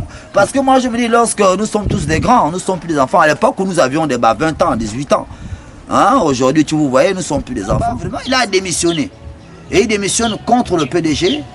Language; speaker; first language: French; non-native, local second language; Fang